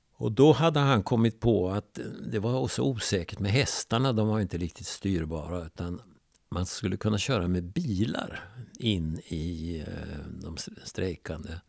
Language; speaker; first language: Swedish; native; Swedish